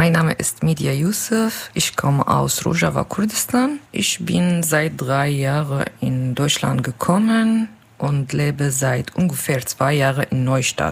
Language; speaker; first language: German; non-native, learner; Kurdish